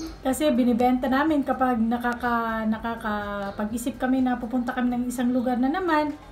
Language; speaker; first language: Filipino; non-native, local second language; Cebuano